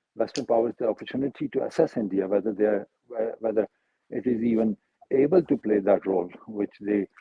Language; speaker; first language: English; non-native, local second language; Urdu